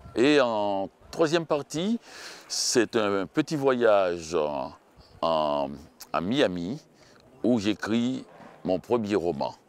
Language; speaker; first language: French; native; French